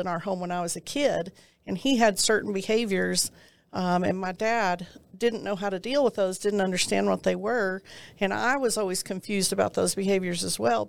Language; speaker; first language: English; native; English